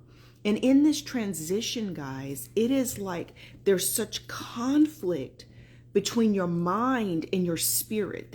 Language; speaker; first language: English; native; English